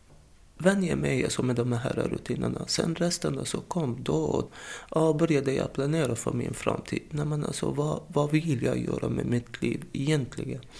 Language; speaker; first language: Swedish; non-native, fluent; Arabic